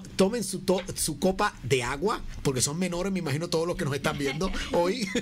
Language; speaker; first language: Spanish; native; Spanish